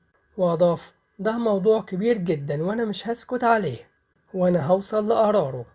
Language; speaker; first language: Arabic; native; Arabic